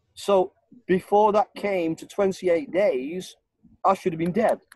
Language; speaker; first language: English; native; English